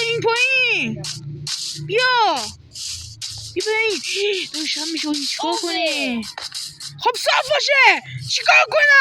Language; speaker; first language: Persian; native; Persian